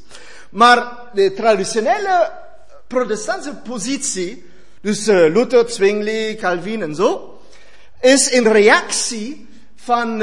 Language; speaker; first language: Dutch; non-native, fluent; German